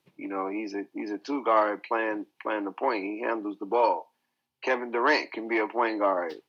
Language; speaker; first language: English; native; English